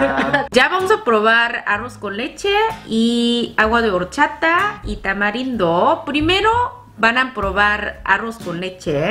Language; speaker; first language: Spanish; non-native, fluent; Korean